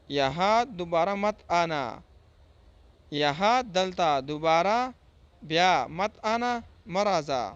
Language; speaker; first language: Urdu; non-native, fluent; Pashto